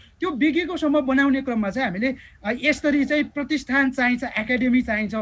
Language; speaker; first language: Nepali; non-native, local second language; Eastern Tamang